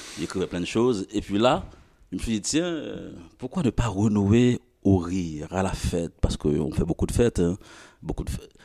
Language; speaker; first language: French; non-native, local second language; Haitian Creole